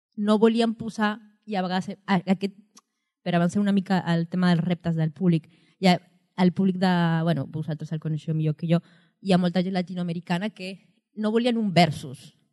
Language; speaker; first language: Catalan; non-native, fluent; Spanish